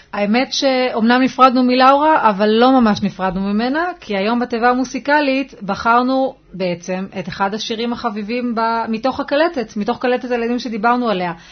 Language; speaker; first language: Hebrew; native; Hebrew